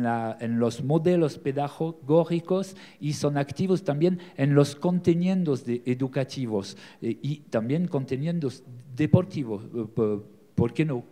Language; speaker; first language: Spanish; non-native, learner; French